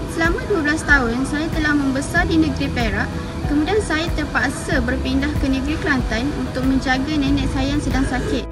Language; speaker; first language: Malay; native; Malay